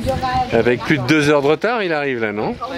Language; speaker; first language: French; native; French